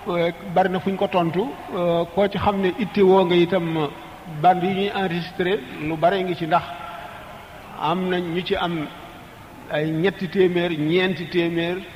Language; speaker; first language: Wolof; native; Wolof